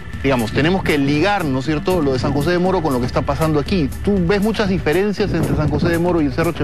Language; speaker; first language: Spanish; native; Spanish